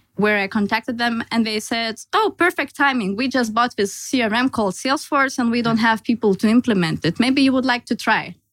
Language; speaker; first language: English; non-native, fluent; Lithuanian